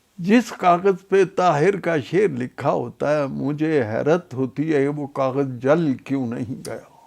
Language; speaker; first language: Urdu; non-native, local second language; Punjabi